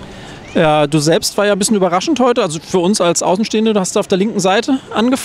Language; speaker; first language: German; native; German